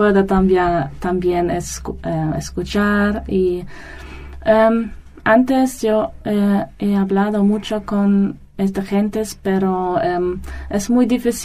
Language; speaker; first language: Spanish; non-native, learner; German